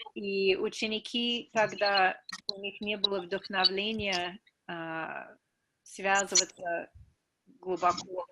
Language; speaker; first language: Russian; non-native, fluent; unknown